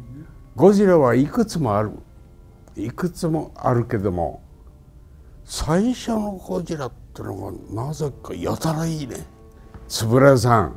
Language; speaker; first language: Japanese; native; Japanese